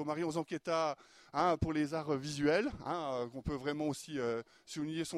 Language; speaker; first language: French; native; French